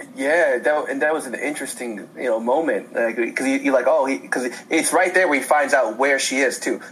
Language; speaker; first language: English; native; English